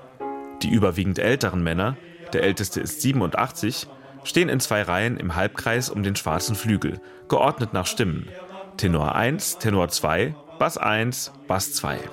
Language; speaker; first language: German; native; German